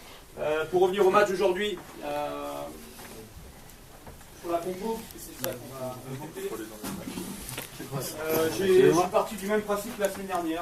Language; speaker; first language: French; native; French